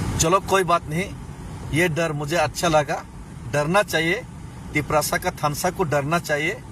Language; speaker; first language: Hindi; non-native, local second language; Kok Borok